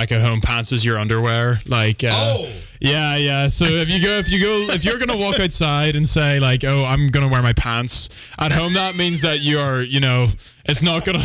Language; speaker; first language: English; native; English